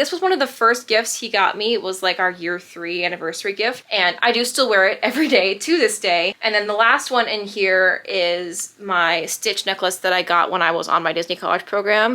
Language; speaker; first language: English; native; English